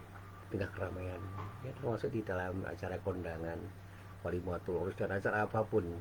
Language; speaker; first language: Indonesian; native; Indonesian